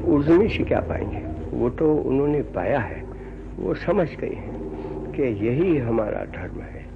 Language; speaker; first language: Hindi; non-native, local second language; Gujarati